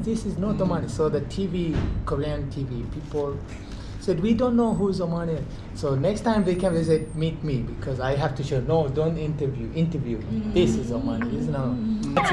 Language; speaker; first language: English; non-native, fluent; Arabic